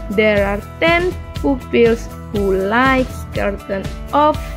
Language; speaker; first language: English; non-native, learner; Indonesian